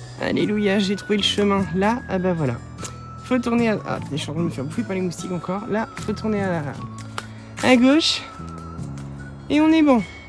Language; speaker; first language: French; native; French